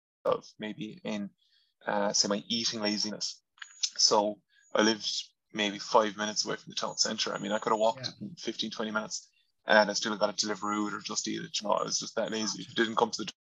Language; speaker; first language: English; non-native, local second language; Irish